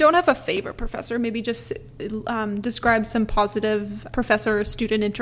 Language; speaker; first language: English; native; English